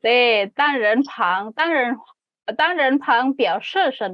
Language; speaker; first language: Chinese; non-native, fluent; Indonesian